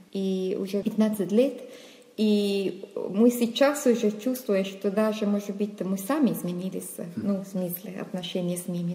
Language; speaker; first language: Russian; non-native, fluent; Italian